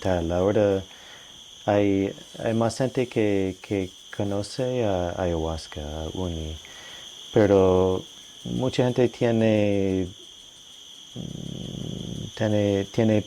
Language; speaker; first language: Spanish; non-native, fluent; English